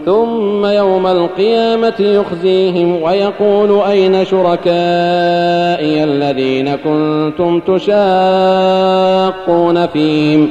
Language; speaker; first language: Arabic; native; Arabic